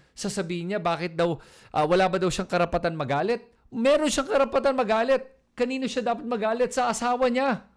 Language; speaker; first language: Filipino; native; Filipino